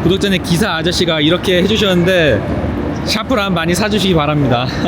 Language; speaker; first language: Korean; native; Korean